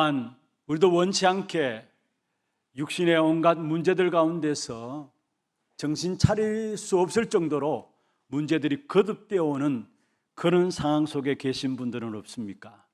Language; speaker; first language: Korean; native; Korean